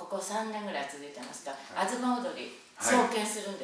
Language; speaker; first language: Japanese; native; Japanese